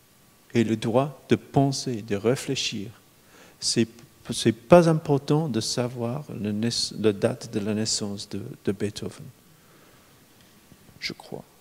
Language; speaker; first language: French; non-native, fluent; English